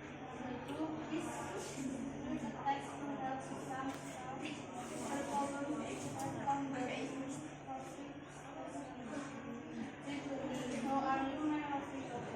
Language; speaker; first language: English; non-native, learner; Indonesian